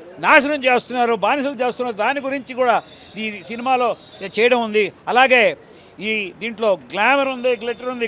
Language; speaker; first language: Telugu; native; Telugu